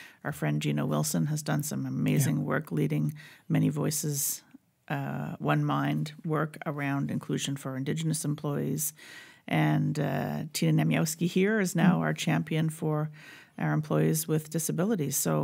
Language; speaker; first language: English; native; English